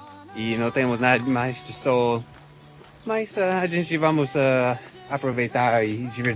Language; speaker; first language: Portuguese; non-native, fluent; English